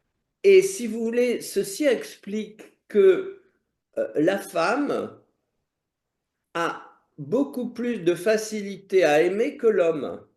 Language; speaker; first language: French; native; French